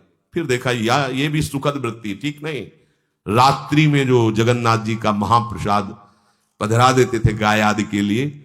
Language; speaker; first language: Hindi; native; Hindi